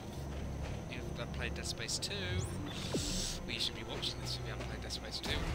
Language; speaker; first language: English; native; English